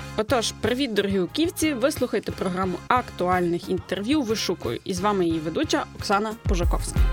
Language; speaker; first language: Ukrainian; native; Ukrainian